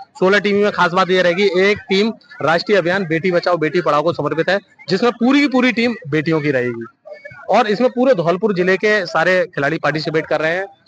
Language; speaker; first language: Hindi; native; Hindi